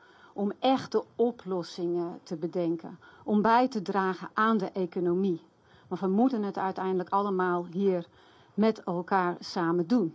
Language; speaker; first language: Dutch; native; Dutch